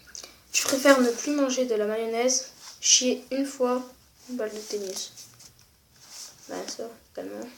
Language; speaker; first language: French; native; French